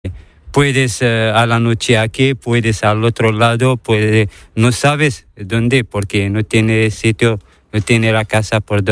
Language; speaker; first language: Spanish; non-native, learner; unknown